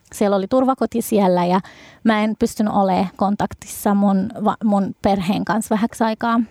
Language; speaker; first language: Finnish; early bilingual, other home language; Arabic